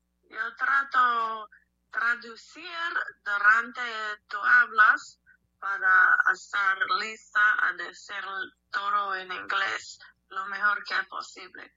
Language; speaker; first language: Spanish; non-native, learner; English